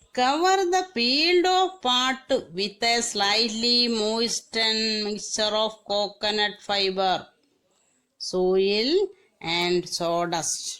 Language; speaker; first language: English; non-native, local second language; Malayalam